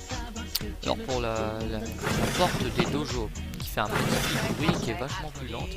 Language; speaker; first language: French; native; French